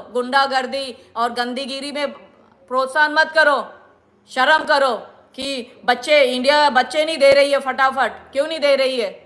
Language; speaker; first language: Hindi; non-native, local second language; Marathi